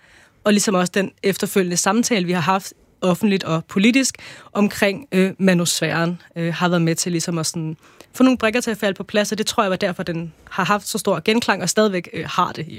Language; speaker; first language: Danish; native; Danish